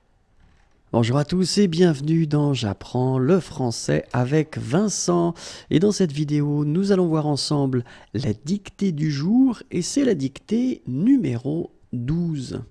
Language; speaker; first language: French; native; French